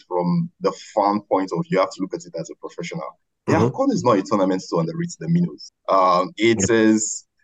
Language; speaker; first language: English; non-native, local second language; Igbo